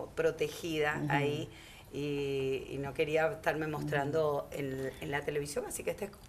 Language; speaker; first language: Spanish; native; Spanish